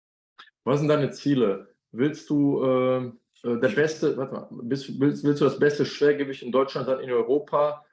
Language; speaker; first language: German; native; German